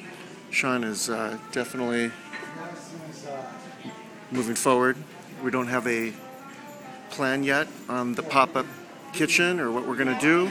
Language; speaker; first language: English; native; English